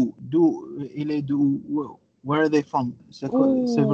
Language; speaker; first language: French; non-native, learner; Arabic